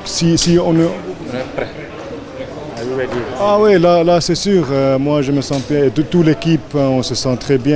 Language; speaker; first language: French; non-native, fluent; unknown